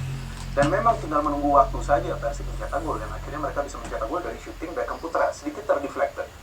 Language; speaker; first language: Indonesian; native; Indonesian